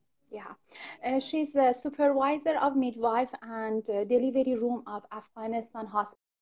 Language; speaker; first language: English; non-native, fluent; Persian